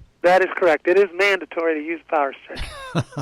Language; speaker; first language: English; native; English